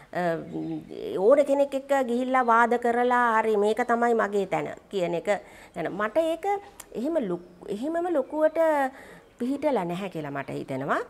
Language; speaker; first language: Sinhala; native; Sinhala